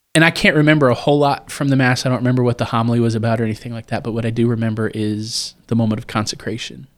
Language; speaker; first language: English; native; English